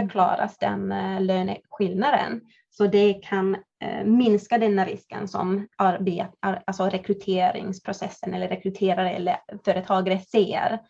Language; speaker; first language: Swedish; non-native, fluent; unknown